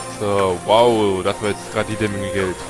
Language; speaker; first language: German; native; German